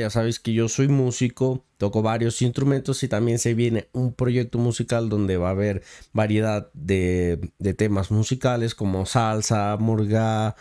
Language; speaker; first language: Spanish; native; Spanish